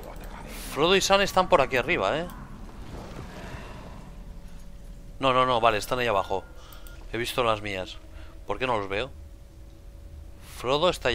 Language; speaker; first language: Spanish; native; Spanish